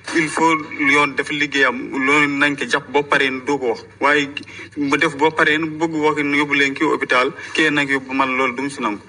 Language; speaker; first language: Wolof; non-native, local second language; Fula